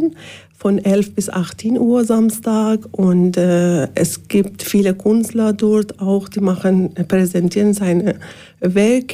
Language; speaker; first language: German; non-native, learner; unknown